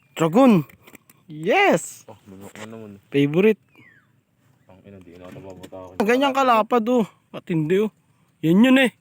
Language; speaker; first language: Filipino; native; Filipino